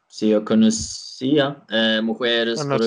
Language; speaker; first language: Spanish; non-native, learner; Swedish